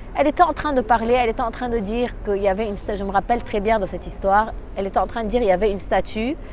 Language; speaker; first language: French; non-native, local second language; Arabic